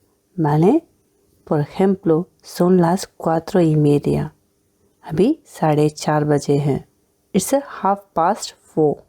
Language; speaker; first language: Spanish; non-native, fluent; Hindi